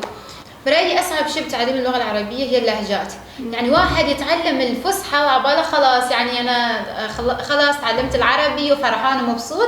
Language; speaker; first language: Arabic; non-native, fluent; Persian